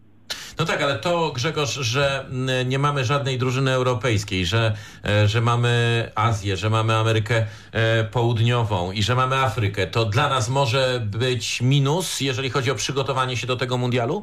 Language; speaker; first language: Polish; native; Polish